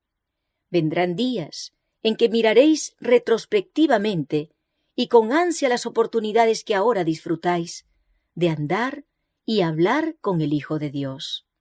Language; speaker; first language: Spanish; native; Spanish